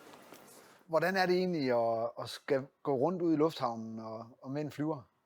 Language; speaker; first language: Danish; native; Danish